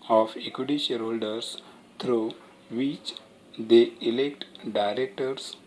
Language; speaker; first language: English; non-native, local second language; Marathi